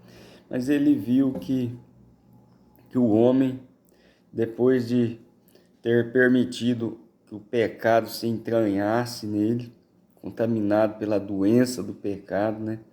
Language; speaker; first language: Portuguese; native; Portuguese